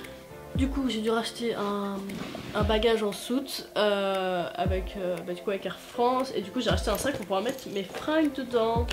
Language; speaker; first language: French; native; French